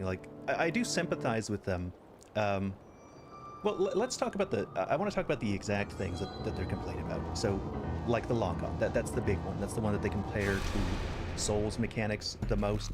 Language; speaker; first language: English; native; English